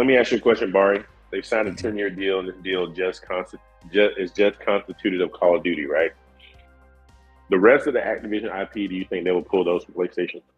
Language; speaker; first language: English; native; English